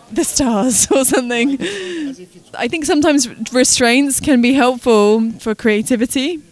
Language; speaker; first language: English; native; English